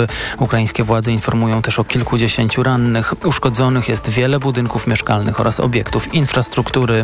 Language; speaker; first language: Polish; native; Polish